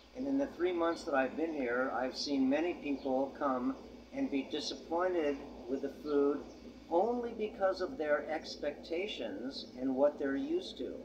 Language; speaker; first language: English; native; English